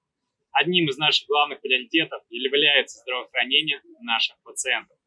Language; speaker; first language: Russian; native; Russian